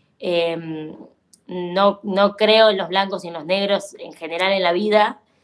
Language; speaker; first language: Spanish; native; Spanish